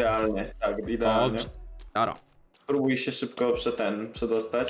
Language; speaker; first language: Polish; native; Polish